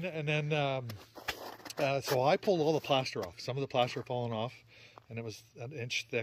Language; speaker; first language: English; native; English